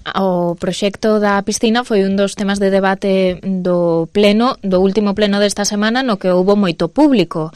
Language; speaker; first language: Galician; non-native, local second language; Spanish